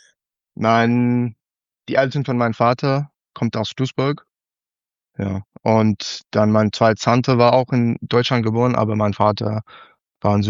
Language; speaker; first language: German; non-native, learner; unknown